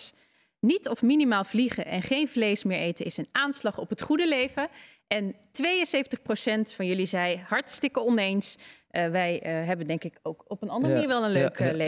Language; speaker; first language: Dutch; native; Dutch